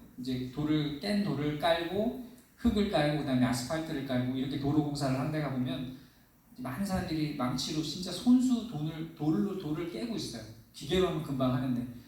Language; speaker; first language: Korean; native; Korean